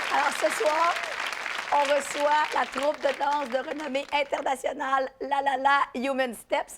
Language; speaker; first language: French; native; French